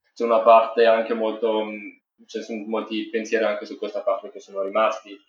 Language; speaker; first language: Italian; non-native, local second language; German